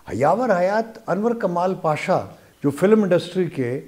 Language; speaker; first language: Urdu; non-native, local second language; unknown